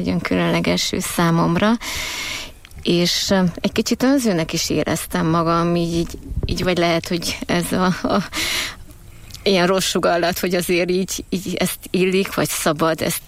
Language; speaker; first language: Hungarian; native; Hungarian